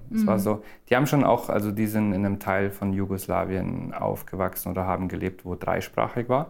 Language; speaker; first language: German; native; German